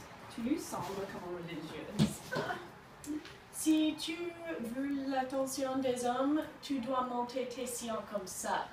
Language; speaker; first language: French; non-native, learner; English